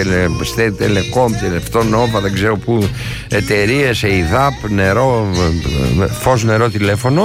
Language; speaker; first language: Greek; native; Greek